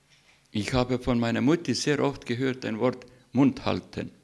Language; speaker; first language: German; non-native, learner; Russian